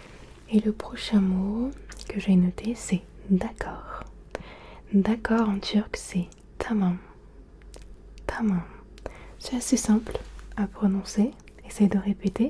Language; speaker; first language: French; early bilingual, other home language; Turkish